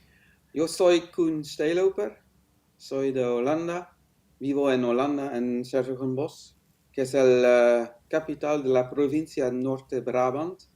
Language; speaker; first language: Spanish; non-native, fluent; Dutch